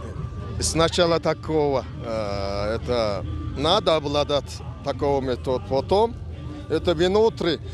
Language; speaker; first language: Russian; non-native, learner; Mongolian